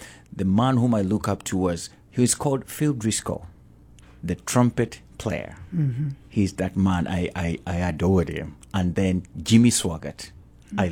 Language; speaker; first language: English; non-native, local second language; Ganda